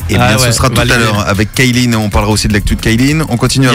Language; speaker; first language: French; native; French